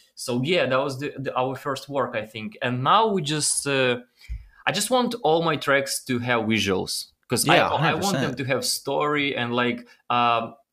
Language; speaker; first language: English; non-native, fluent; Ukrainian